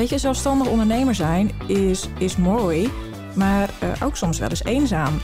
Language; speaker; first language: Dutch; native; Dutch